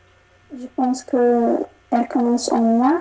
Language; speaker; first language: French; non-native, learner; Arabic